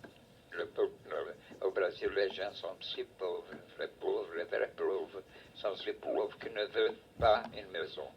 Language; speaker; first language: French; non-native, fluent; Portuguese